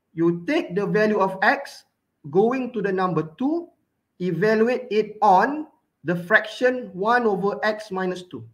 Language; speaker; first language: English; non-native, local second language; Malay